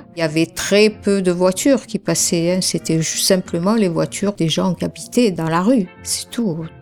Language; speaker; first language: French; native; French